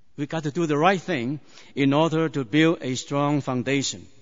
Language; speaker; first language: English; non-native, fluent; Chinese